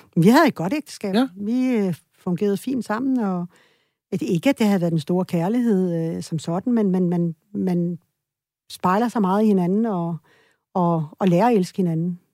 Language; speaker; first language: Danish; early bilingual, other home language; Swedish